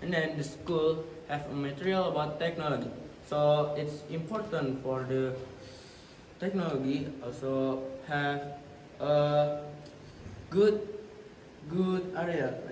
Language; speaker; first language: English; non-native, learner; Indonesian